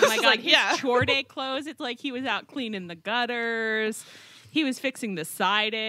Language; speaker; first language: English; native; English